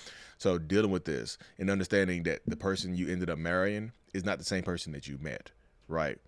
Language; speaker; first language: English; native; English